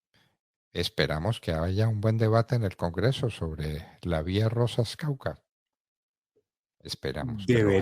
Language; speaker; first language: Spanish; native; Spanish